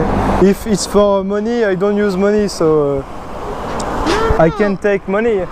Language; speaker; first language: English; non-native, learner; French